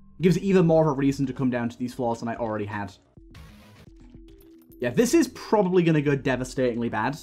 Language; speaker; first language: English; native; English